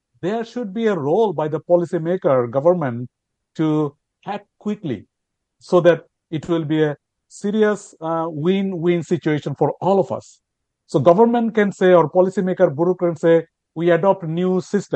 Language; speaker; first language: English; non-native, local second language; Bangla